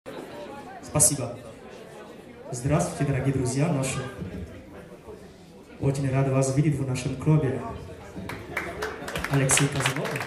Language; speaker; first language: Russian; non-native, fluent; French